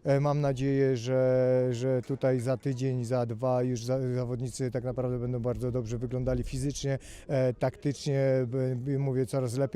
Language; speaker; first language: Polish; native; Polish